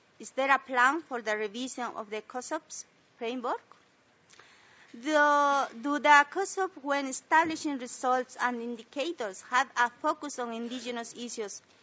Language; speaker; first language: English; non-native, learner; Spanish